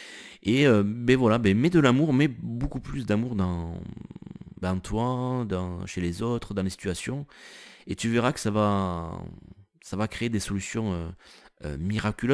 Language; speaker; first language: French; native; French